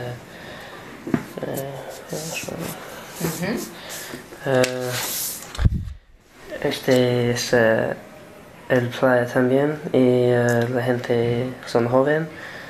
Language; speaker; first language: Spanish; non-native, learner; English